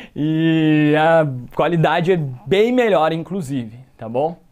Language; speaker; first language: Portuguese; native; Portuguese